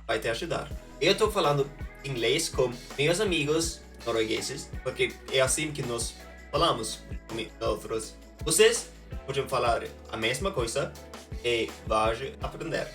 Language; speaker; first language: Portuguese; non-native, fluent; Norwegian